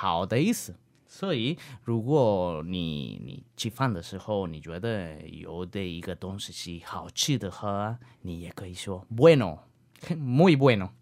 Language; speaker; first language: Chinese; non-native, learner; Spanish